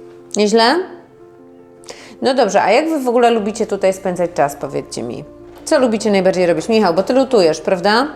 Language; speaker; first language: Polish; native; Polish